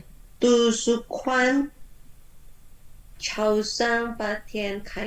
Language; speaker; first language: Chinese; non-native, learner; Indonesian